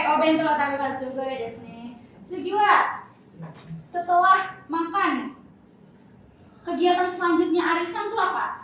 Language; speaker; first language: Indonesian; native; Indonesian